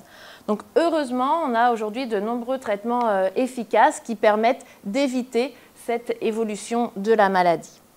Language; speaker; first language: French; native; French